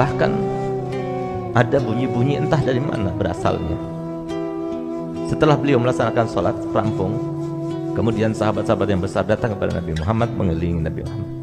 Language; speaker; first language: Indonesian; native; Indonesian